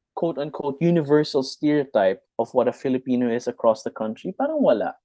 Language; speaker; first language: English; non-native, local second language; Hiligaynon